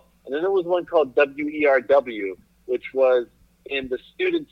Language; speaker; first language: English; native; English